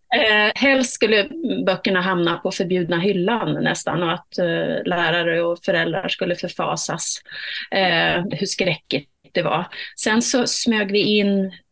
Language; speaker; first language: Swedish; native; Swedish